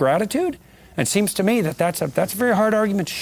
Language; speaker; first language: English; native; English